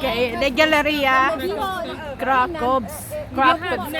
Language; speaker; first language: Swedish; non-native, fluent; Filipino